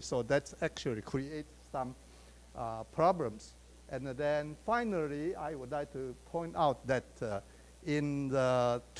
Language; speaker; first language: English; non-native, fluent; Chinese